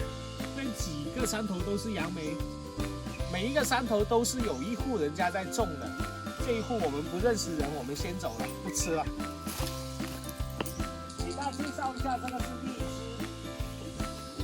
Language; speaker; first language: Chinese; non-native, local second language; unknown